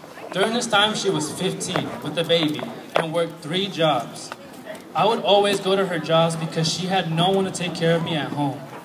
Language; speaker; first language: English; early bilingual, other home language; Spanish